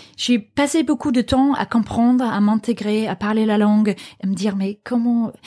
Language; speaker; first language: French; non-native, fluent; Danish